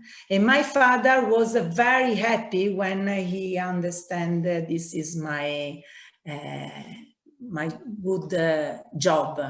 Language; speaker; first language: English; non-native, learner; Italian